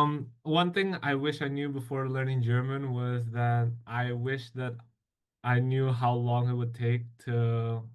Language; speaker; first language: English; non-native, fluent; Indonesian